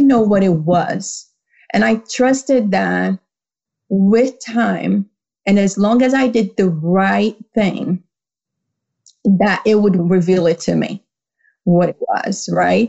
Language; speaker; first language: English; non-native, fluent; Portuguese